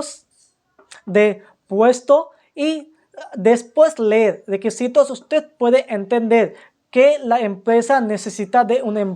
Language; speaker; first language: Spanish; non-native, fluent; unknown